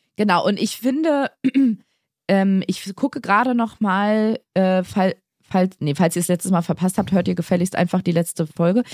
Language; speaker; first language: German; native; German